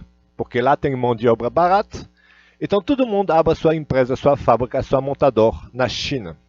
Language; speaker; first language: Portuguese; non-native, fluent; Russian